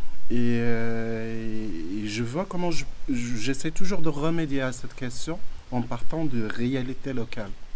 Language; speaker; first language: French; non-native, local second language; Arabic